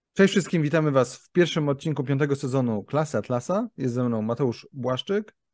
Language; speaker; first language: Polish; native; Polish